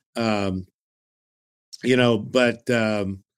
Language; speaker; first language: English; native; English